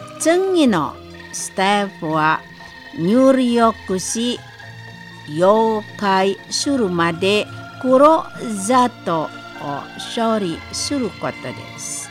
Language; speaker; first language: Japanese; non-native, fluent; Indonesian